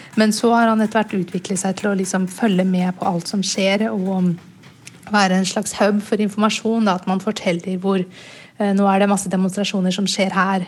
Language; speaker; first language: Norwegian; early bilingual, other home language; Burmese